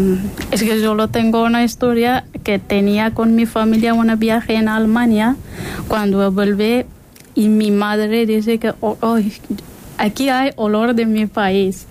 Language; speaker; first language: Spanish; non-native, learner; Persian